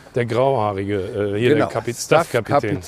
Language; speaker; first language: German; native; German